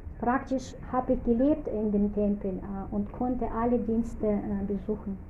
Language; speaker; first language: German; non-native, fluent; Russian